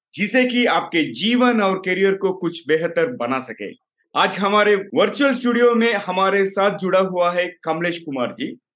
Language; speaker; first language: Hindi; native; Hindi